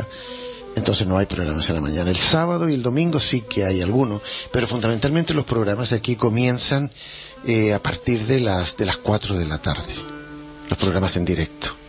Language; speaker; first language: Spanish; native; Spanish